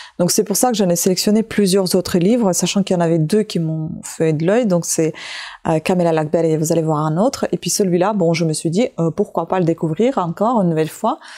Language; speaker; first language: French; native; French